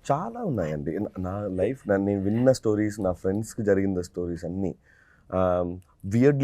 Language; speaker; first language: Telugu; non-native, fluent; Tamil